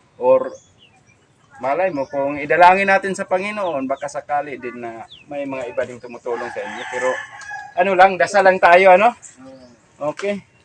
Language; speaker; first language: Filipino; non-native, local second language; Cebuano